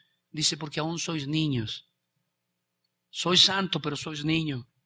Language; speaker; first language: Spanish; native; Spanish